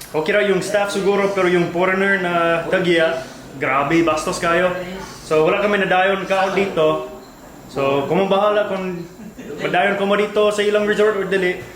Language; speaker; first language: Cebuano; non-native, fluent; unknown